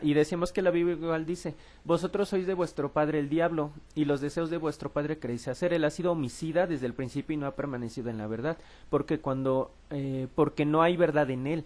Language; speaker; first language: Spanish; native; Spanish